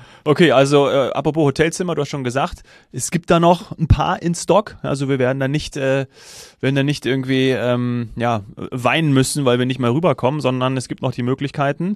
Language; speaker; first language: German; native; German